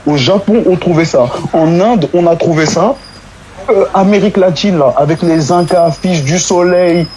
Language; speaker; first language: French; non-native, local second language; Wolof